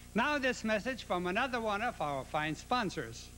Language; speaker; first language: English; native; English